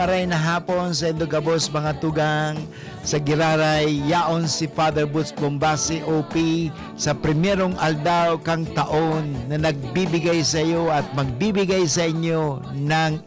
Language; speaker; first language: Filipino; non-native, local second language; Bikol